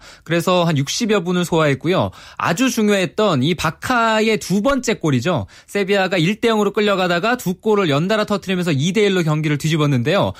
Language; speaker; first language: Korean; native; Korean